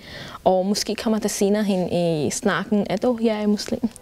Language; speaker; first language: Danish; non-native, fluent; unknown